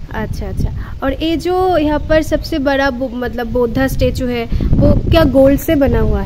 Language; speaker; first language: Hindi; non-native, local second language; Bangla